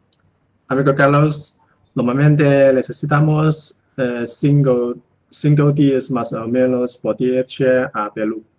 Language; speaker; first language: Spanish; non-native, learner; Chinese